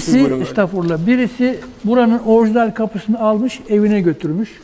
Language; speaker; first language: Turkish; native; Turkish